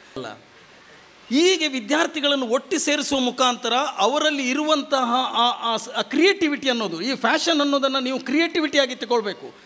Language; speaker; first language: Kannada; non-native, local second language; Konkani